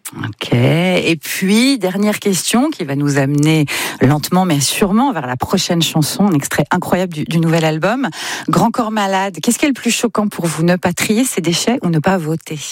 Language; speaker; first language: French; native; French